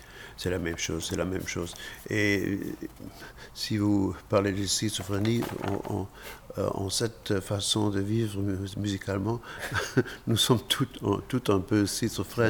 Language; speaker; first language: French; non-native, fluent; German